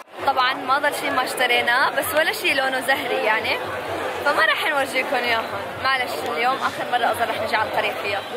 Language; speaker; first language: Arabic; native; Arabic